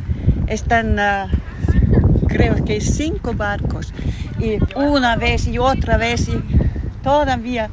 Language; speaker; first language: Spanish; non-native, learner; German